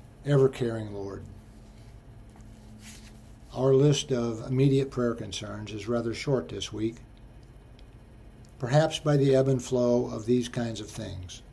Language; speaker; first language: English; native; English